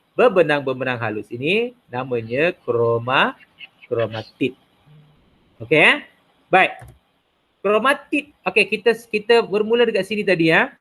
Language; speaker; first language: Malay; non-native, local second language; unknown